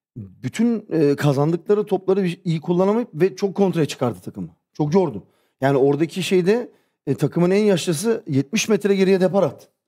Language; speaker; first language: Turkish; early bilingual, heritage; Turkish